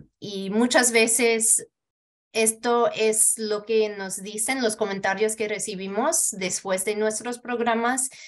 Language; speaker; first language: Spanish; early bilingual, heritage; Spanish